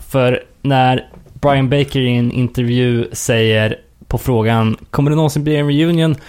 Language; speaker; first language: Swedish; native; Swedish